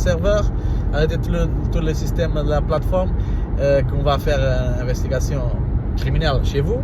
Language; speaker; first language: French; non-native, learner; Portuguese